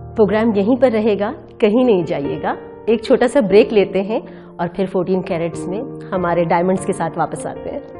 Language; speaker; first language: Urdu; native; Urdu